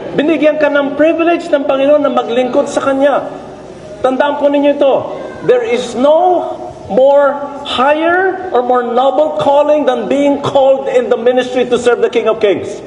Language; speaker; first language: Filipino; non-native, local second language; Iloko